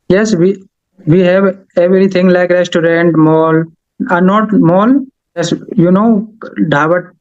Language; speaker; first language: English; non-native, learner; Haryanvi